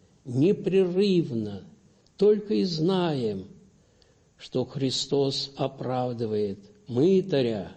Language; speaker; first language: Russian; native; Russian